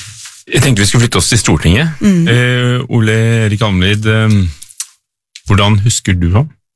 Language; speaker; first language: Norwegian; native; Norwegian